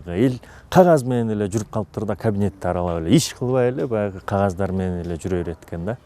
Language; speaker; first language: Kyrgyz; native; Kyrgyz